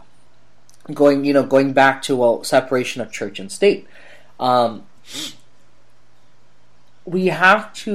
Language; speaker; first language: English; native; English